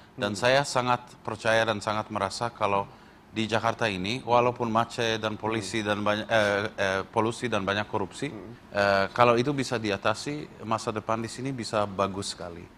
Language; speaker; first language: Indonesian; non-native, fluent; English